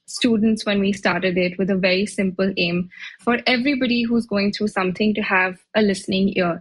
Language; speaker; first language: English; non-native, local second language; Hindi